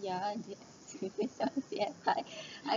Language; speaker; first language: English; non-native, learner; Malay